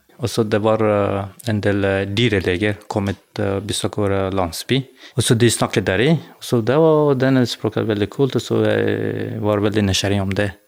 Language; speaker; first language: Norwegian; non-native, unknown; Hazaragi